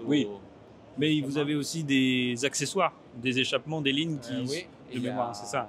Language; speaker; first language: French; native; French